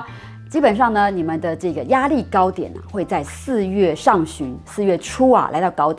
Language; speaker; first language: Chinese; native; Chinese